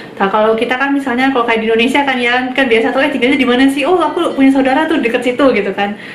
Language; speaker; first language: Indonesian; native; Indonesian